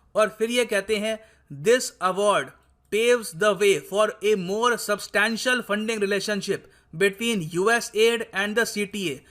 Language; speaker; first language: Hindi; native; Hindi